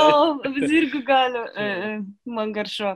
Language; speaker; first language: Latvian; non-native, learner; Kazakh